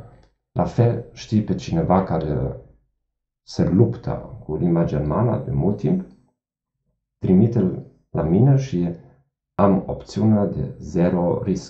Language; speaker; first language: Romanian; non-native, fluent; German